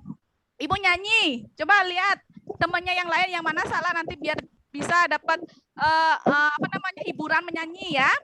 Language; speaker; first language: Indonesian; native; Indonesian